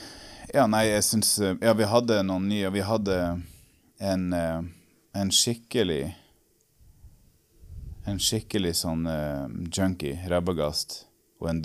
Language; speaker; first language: Norwegian; native; Norwegian